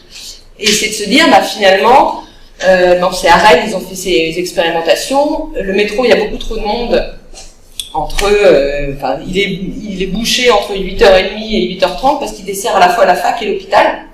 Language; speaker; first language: French; native; French